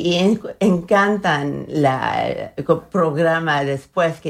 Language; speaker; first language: Spanish; early bilingual, heritage; Spanish